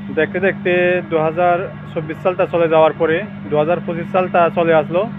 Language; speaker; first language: Bangla; non-native, local second language; Chakma